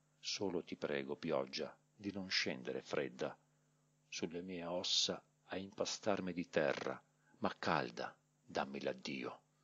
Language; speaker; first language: Italian; native; Italian